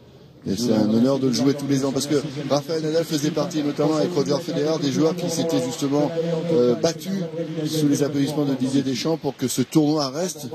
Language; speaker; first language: French; native; French